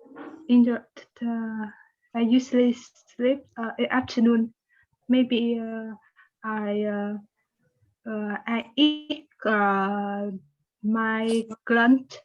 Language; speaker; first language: English; non-native, learner; Vietnamese